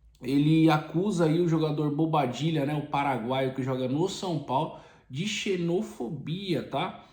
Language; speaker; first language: Portuguese; native; Portuguese